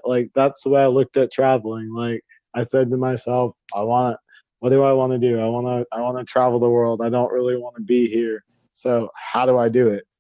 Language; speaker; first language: English; native; English